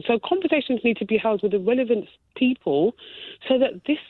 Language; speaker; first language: English; native; English